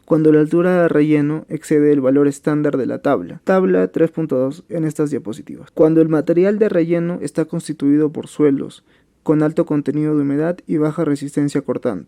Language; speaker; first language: Spanish; native; Spanish